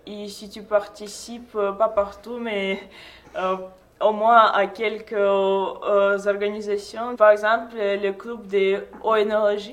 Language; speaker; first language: French; non-native, fluent; Russian